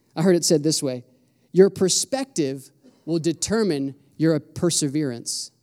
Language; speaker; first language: English; native; English